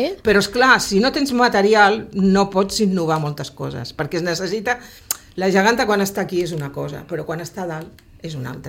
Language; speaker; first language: Catalan; native; Catalan